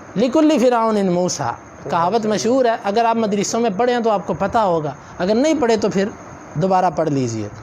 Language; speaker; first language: Urdu; non-native, local second language; Punjabi